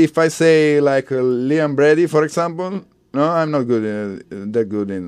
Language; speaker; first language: English; non-native, fluent; Italian